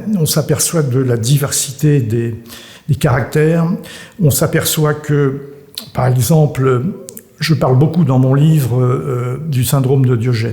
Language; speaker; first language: French; native; French